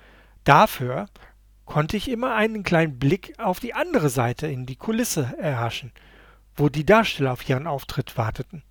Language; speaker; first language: German; native; German